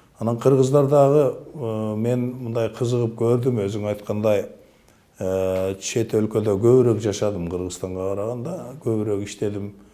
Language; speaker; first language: Kyrgyz; native; Kyrgyz